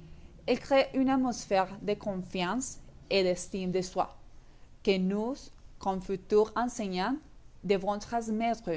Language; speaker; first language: French; non-native, learner; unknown